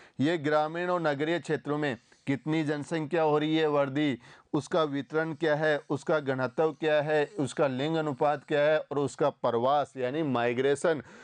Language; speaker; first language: Hindi; native; Hindi